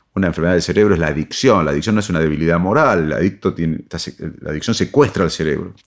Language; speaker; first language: Spanish; native; Spanish